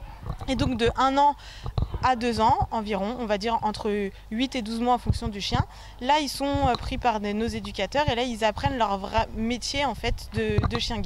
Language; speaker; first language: French; native; French